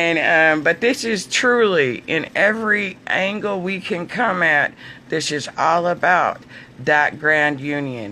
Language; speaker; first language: English; native; English